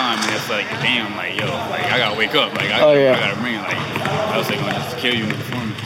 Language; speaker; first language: English; native; English